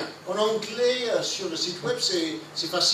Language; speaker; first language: French; non-native, fluent; English